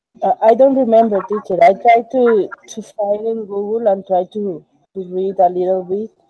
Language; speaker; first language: English; non-native, learner; Spanish